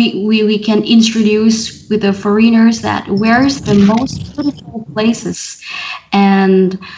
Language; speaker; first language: English; non-native, learner; Vietnamese